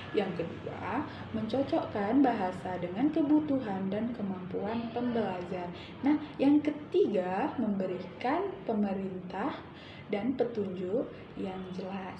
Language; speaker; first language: Indonesian; native; Indonesian